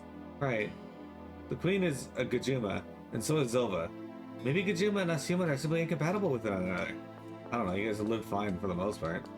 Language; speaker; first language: English; native; English